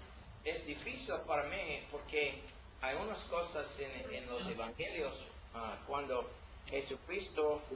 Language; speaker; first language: Spanish; non-native, learner; English